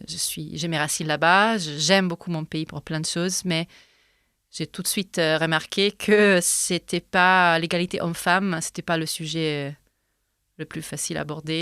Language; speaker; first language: French; non-native, fluent; Italian